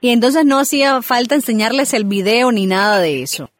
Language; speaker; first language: Spanish; native; Spanish